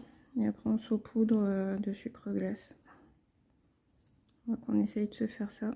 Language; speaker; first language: French; native; French